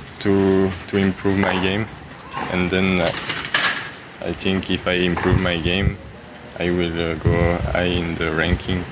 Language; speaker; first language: English; non-native, learner; French